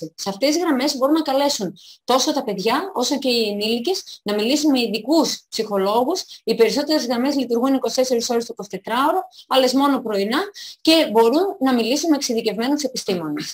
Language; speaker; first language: Greek; native; Greek